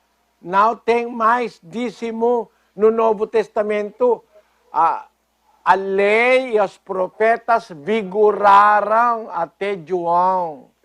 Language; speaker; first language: Portuguese; non-native, fluent; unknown